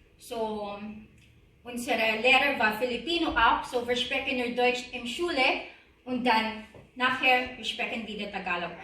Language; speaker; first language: German; non-native, learner; Filipino